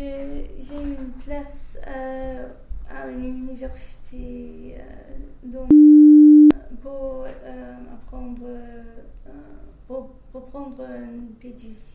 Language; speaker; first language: French; non-native, fluent; English